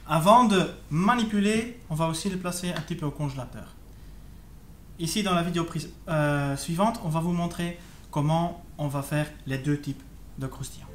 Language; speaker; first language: French; native; French